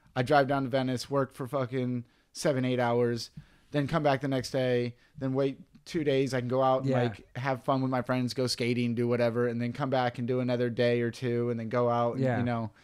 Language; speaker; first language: English; native; English